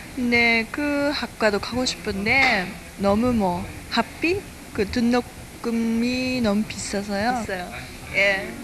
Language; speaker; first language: Korean; non-native, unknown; Japanese